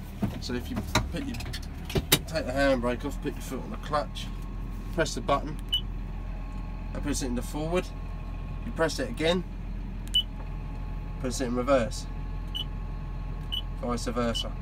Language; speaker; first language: English; native; English